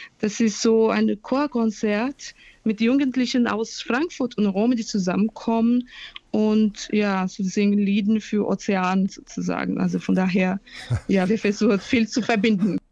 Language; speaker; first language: German; non-native, fluent; Portuguese